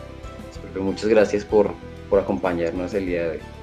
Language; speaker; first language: Spanish; native; Spanish